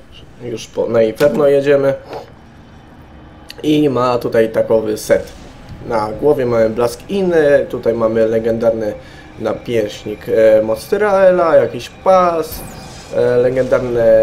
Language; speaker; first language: Polish; native; Polish